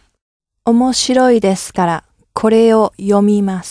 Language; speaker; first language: Japanese; non-native, learner; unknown